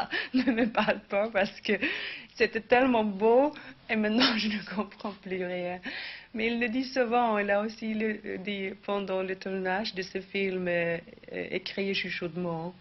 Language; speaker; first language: French; non-native, fluent; Swedish